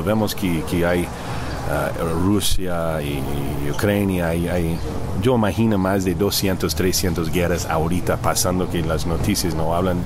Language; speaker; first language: Spanish; early bilingual, heritage; Spanish